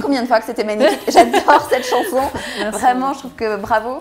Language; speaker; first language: French; native; French